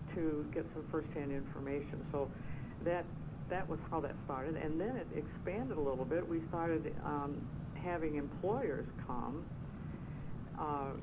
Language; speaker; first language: English; native; English